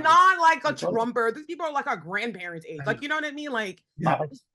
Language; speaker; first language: English; native; English